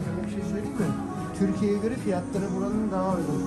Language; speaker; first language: Turkish; native; Turkish